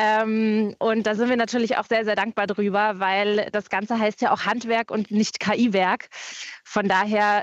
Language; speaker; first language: German; native; German